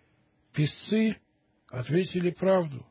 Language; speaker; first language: Russian; native; Russian